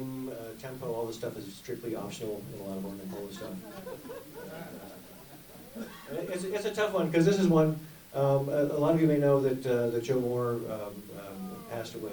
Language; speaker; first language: English; native; English